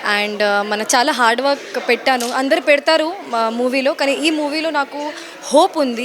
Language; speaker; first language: Telugu; non-native, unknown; Hindi